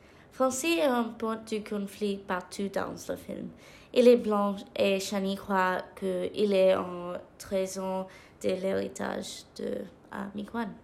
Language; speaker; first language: French; non-native, learner; English